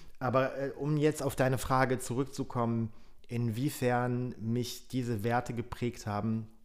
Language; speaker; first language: German; early bilingual, other home language; Polish